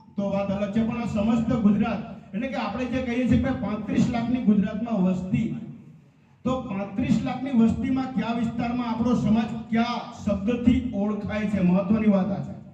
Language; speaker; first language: Gujarati; native; Gujarati